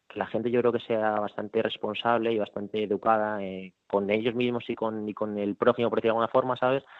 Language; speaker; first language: Spanish; native; Spanish